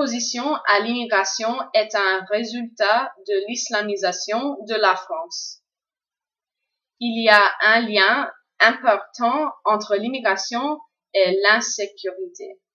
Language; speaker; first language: French; non-native, fluent; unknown